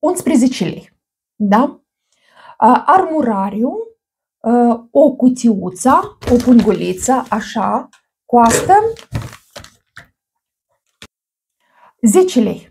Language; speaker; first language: Romanian; non-native, learner; Russian